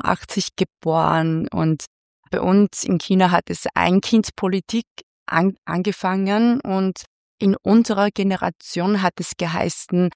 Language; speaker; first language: German; non-native, fluent; Chinese